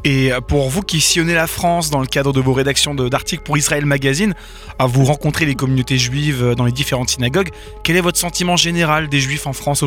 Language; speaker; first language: French; native; French